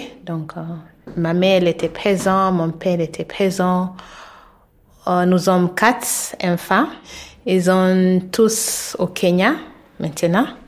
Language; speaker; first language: French; non-native, learner; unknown